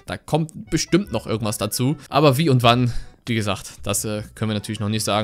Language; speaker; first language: German; native; German